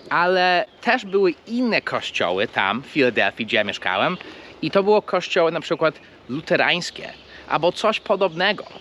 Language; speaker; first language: Polish; non-native, fluent; English